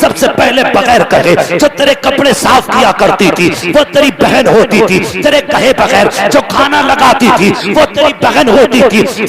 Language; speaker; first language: Hindi; native; Hindi